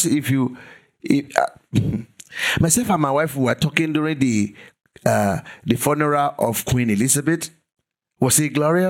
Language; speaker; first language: English; non-native, local second language; Yoruba